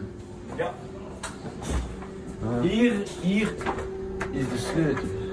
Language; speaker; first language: Dutch; non-native, local second language; French